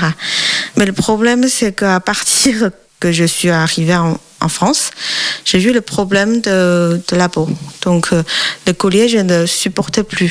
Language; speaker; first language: French; non-native, learner; Chinese